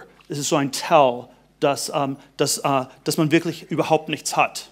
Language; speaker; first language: German; early bilingual, heritage; German